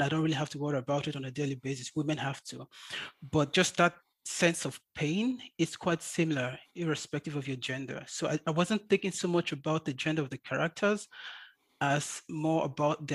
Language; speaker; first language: English; native; English